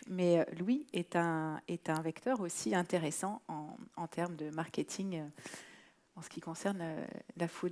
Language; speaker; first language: French; native; French